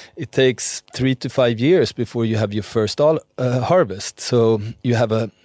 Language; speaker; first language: English; non-native, fluent; Swedish